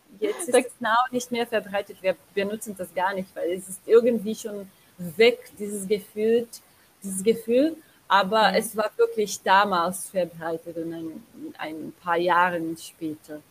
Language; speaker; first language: German; non-native, learner; Portuguese